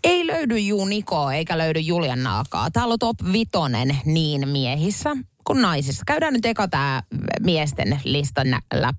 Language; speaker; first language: Finnish; native; Finnish